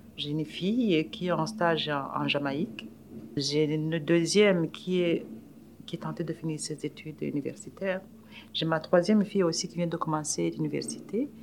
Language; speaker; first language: French; non-native, local second language; Rundi